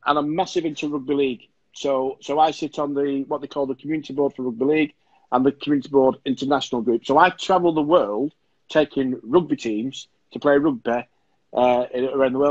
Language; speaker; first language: English; native; English